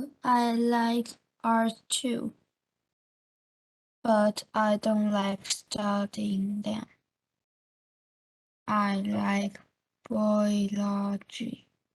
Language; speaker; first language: English; non-native, learner; Chinese